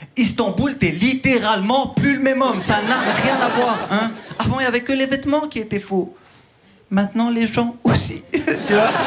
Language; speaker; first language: French; early bilingual, other home language; Turkish